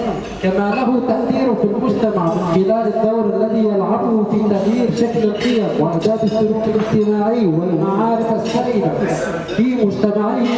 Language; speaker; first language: Arabic; native; Arabic